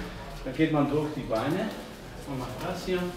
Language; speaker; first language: German; non-native, fluent; Dutch